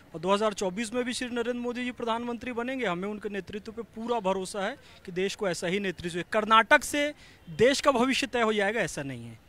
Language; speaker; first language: Hindi; native; Hindi